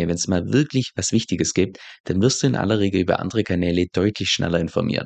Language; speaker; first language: German; native; German